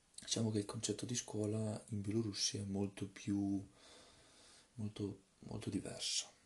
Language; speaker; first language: Italian; early bilingual, other home language; Russian